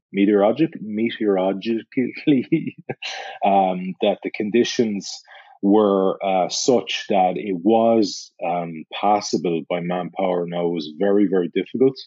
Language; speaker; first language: English; native; English